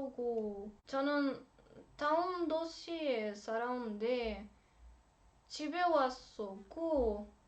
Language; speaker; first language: Korean; non-native, learner; Romanian